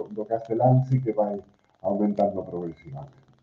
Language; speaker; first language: Galician; non-native, local second language; Spanish